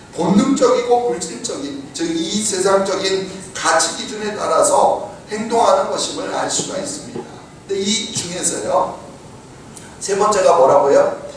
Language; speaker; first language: Korean; native; Korean